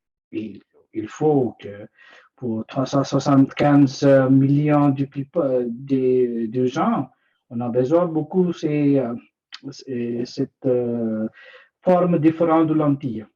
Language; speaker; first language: French; non-native, learner; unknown